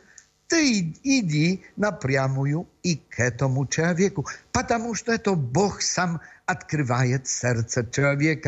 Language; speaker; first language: Russian; non-native, fluent; Polish